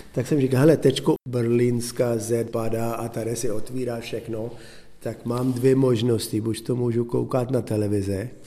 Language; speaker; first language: Czech; non-native, fluent; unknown